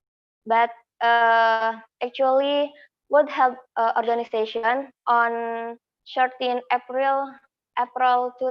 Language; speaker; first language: English; non-native, fluent; Indonesian